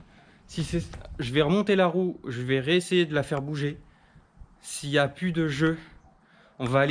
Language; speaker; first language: French; native; French